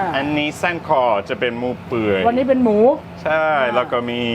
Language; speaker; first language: Thai; non-native, fluent; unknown